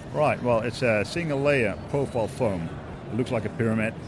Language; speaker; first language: English; non-native, fluent; Dutch